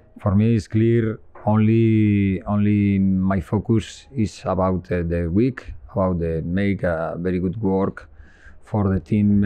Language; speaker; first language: English; non-native, learner; Spanish